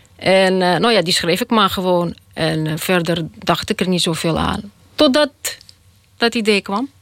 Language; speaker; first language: Dutch; non-native, fluent; Russian